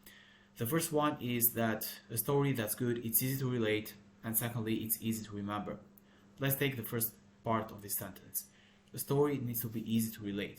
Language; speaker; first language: English; non-native, fluent; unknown